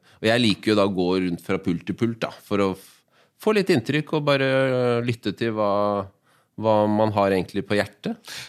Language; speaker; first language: Norwegian; native; Norwegian